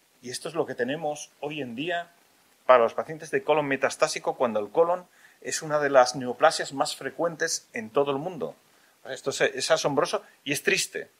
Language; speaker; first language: Spanish; native; Spanish